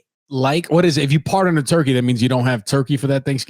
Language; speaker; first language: English; native; English